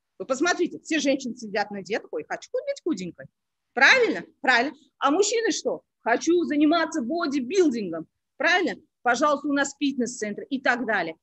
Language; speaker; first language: Russian; non-native, local second language; Uzbek